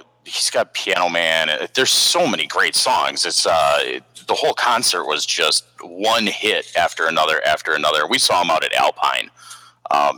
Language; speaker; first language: English; native; English